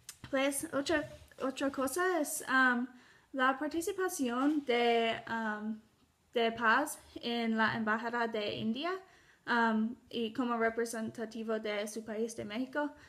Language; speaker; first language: Spanish; non-native, learner; English